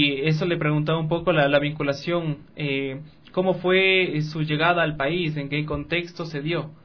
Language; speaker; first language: Spanish; native; Spanish